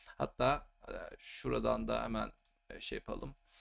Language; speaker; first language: Turkish; native; Turkish